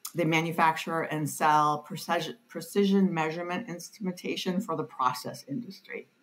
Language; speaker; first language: English; native; English